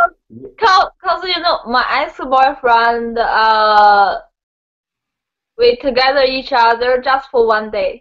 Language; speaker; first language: English; non-native, learner; Chinese